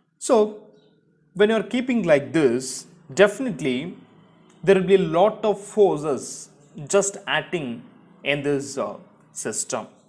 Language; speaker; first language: English; non-native, local second language; Tamil